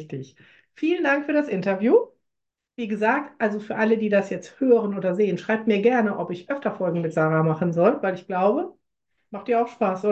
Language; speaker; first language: German; native; German